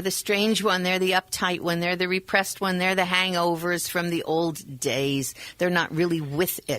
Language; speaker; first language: English; native; English